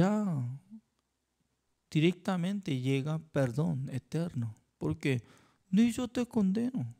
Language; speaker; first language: Spanish; non-native, fluent; Korean